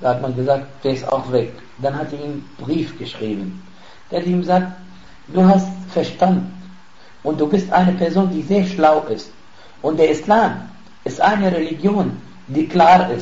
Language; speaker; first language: German; non-native, fluent; Arabic